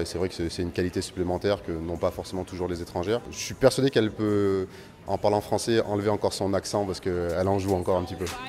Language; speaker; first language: French; native; French